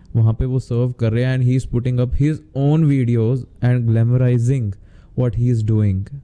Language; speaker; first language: Hindi; native; Hindi